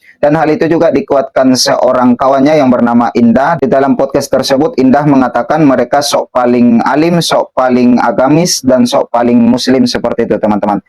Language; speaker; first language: Indonesian; native; Indonesian